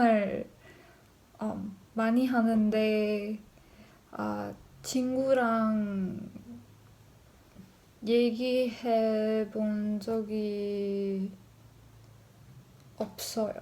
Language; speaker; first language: Korean; non-native, learner; English